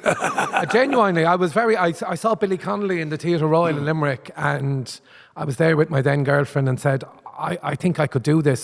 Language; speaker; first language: English; native; English